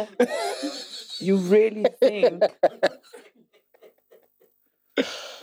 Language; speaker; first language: English; non-native, local second language; Zulu